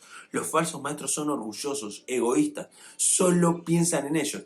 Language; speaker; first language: Spanish; native; Spanish